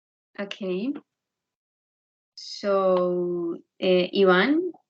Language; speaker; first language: English; non-native, learner; Spanish